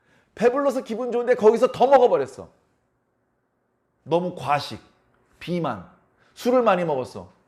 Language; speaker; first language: Korean; native; Korean